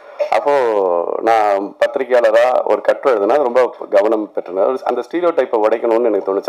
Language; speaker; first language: Tamil; native; Tamil